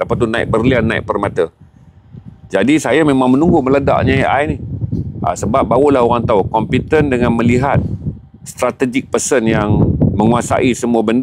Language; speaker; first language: Malay; native; Malay